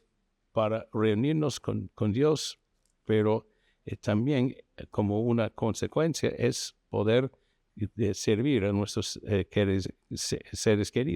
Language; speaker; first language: Spanish; non-native, fluent; English